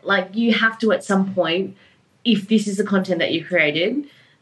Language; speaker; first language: English; native; English